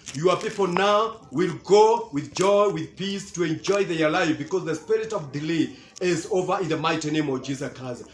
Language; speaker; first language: English; non-native, local second language; Swahili